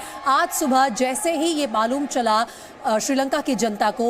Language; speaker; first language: Hindi; native; Hindi